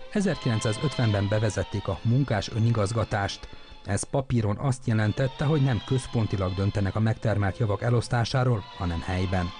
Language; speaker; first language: Hungarian; native; Hungarian